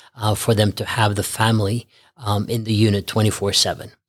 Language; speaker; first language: English; early bilingual, other home language; Norwegian